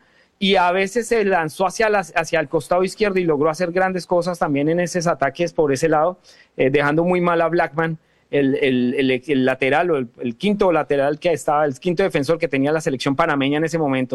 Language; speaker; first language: Spanish; native; Spanish